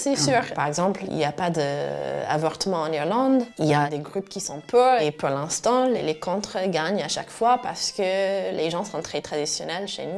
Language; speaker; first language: French; non-native, fluent; English